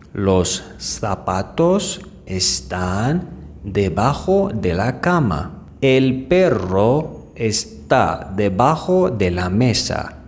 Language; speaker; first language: Spanish; non-native, fluent; Persian